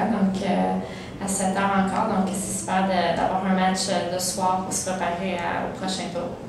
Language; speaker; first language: French; native; French